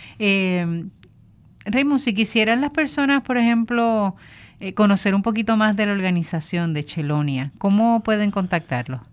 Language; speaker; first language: Spanish; native; Spanish